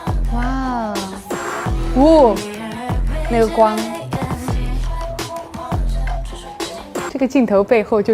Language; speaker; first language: Chinese; native; Chinese